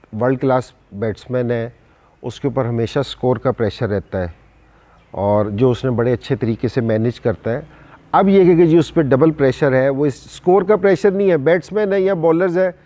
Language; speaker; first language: Urdu; non-native, local second language; Punjabi